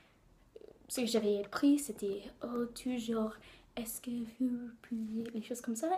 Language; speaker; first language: French; non-native, learner; English